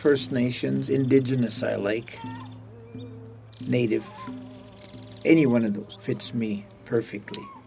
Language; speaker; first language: English; native; English